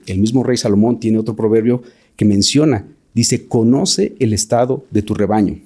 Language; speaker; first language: Spanish; native; Spanish